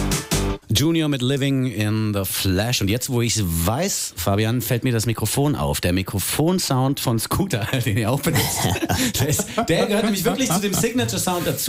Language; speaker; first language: German; native; German